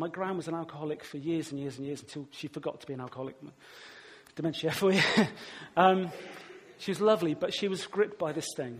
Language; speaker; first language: English; native; English